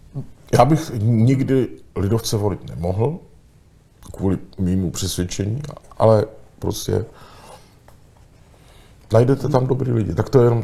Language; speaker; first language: Czech; native; Czech